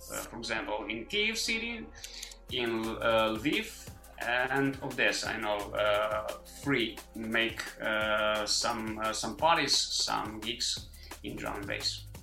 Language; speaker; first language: English; non-native, learner; Ukrainian